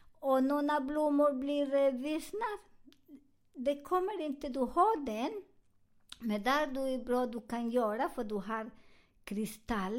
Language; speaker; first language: Swedish; non-native, learner; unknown